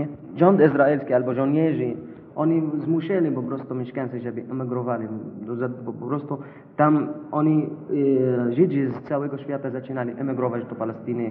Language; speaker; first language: Polish; non-native, fluent; Arabic